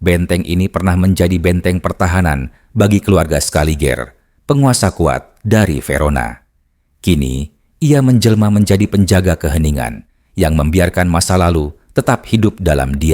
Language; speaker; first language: Indonesian; native; Indonesian